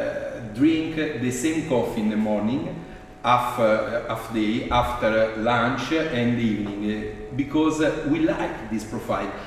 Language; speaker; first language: English; non-native, fluent; Italian